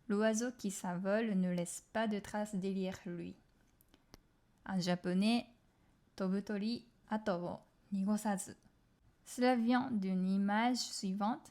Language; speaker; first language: French; non-native, fluent; Japanese